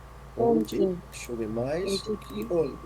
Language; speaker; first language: Portuguese; non-native, learner; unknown